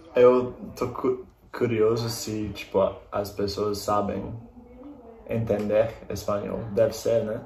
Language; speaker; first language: Portuguese; non-native, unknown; English